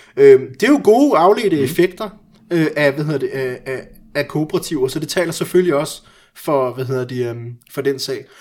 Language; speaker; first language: Danish; early bilingual, other home language; Persian